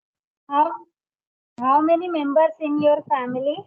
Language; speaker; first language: English; non-native, learner; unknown